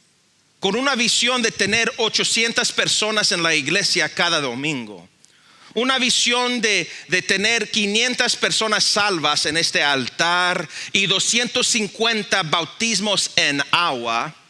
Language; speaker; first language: Spanish; early bilingual, heritage; Spanish